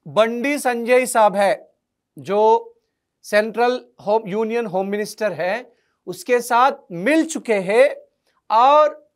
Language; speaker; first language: Hindi; non-native, local second language; Telugu